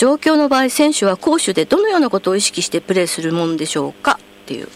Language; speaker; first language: Japanese; native; Japanese